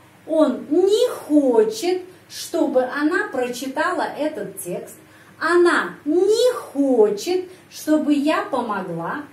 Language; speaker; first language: Russian; early bilingual, heritage; Russian